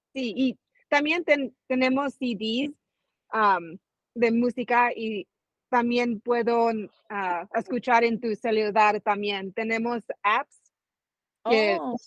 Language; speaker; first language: Spanish; early bilingual, heritage; Spanish